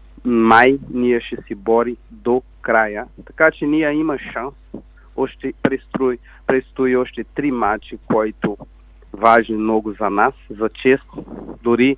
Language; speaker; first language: Bulgarian; non-native, learner; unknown